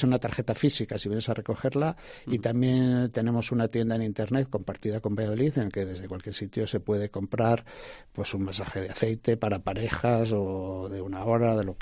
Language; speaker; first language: Spanish; native; Spanish